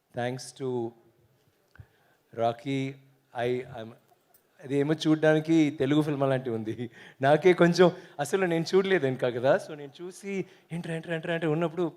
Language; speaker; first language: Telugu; non-native, learner; Tamil